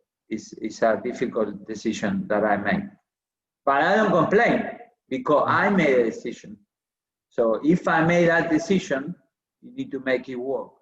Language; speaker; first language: English; non-native, fluent; Spanish